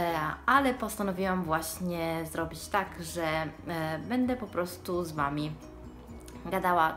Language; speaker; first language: Polish; early bilingual, heritage; Polish